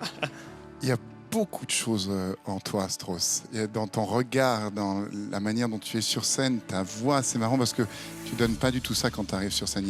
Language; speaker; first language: French; native; French